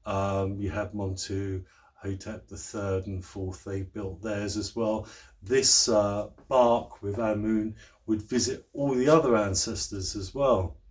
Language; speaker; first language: English; native; English